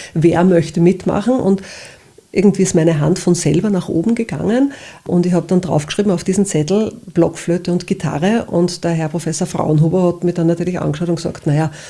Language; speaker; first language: German; native; German